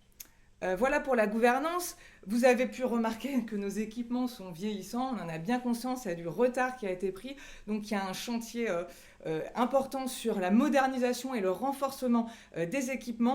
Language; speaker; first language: French; native; French